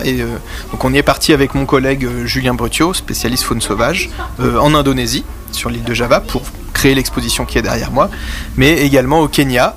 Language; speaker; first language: French; native; French